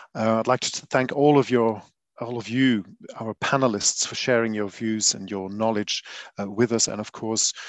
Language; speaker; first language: English; non-native, fluent; Dutch